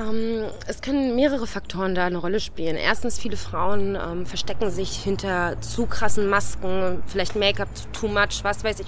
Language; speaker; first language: German; native; German